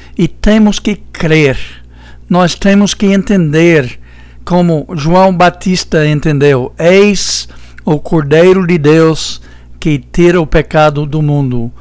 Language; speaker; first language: Portuguese; non-native, fluent; English